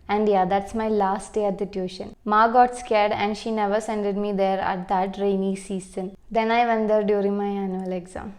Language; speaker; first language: English; non-native, local second language; Malayalam